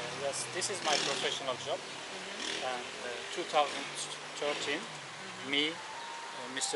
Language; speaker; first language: English; non-native, learner; Turkish